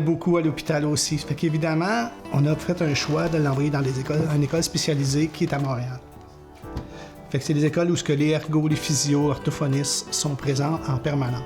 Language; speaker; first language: French; native; French